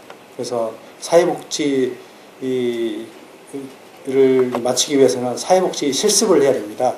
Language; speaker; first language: Korean; native; Korean